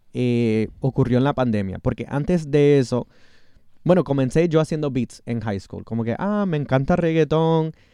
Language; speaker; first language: Spanish; early bilingual, heritage; Spanish